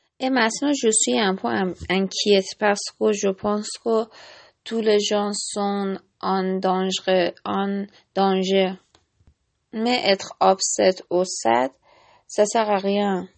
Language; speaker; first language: French; non-native, learner; Persian